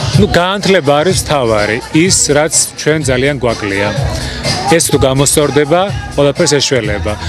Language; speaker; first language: Georgian; early bilingual, heritage; Georgian